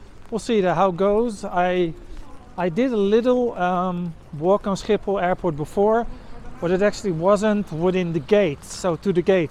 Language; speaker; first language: English; non-native, fluent; Dutch